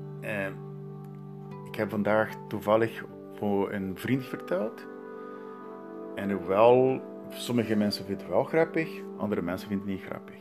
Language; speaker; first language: Dutch; non-native, learner; Portuguese